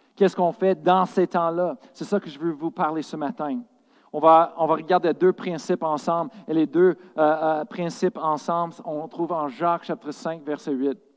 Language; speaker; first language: French; non-native, fluent; English